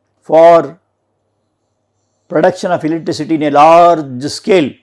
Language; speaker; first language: English; non-native, local second language; Kannada